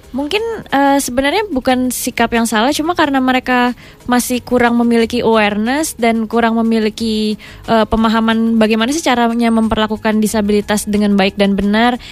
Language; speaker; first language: Indonesian; native; Indonesian